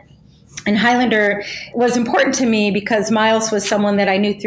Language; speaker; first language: English; native; English